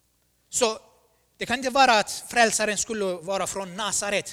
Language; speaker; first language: Swedish; non-native, fluent; Armenian